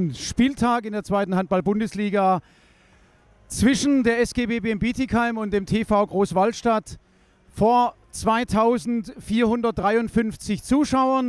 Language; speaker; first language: German; native; German